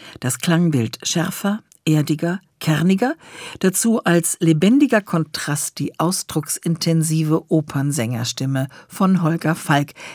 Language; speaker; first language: German; native; German